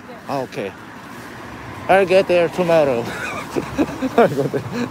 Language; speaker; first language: English; non-native, learner; Korean